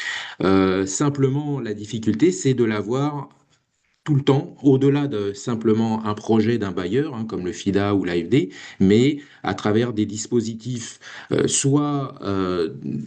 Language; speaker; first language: French; native; French